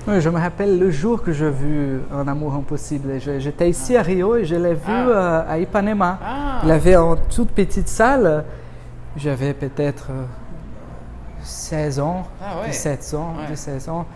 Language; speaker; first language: French; non-native, fluent; Portuguese